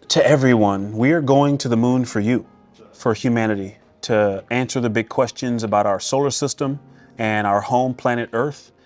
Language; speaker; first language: English; native; English